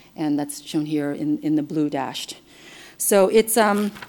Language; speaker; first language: English; non-native, fluent; Chinese